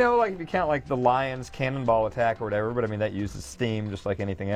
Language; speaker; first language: English; native; English